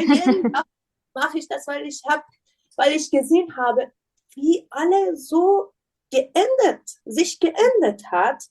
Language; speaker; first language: German; non-native, learner; Persian